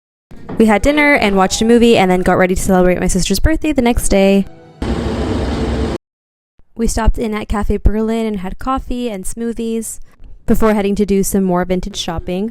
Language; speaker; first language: English; native; English